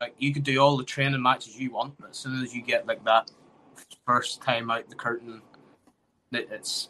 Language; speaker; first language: English; native; English